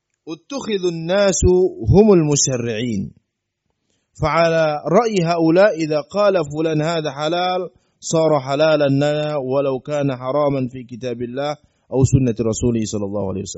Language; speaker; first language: Arabic; non-native, fluent; Indonesian